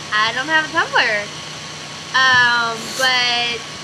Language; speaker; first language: English; native; English